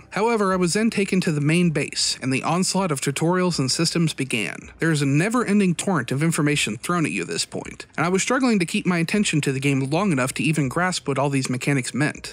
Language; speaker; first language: English; native; English